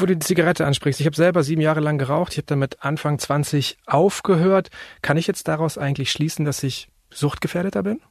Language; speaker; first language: German; native; German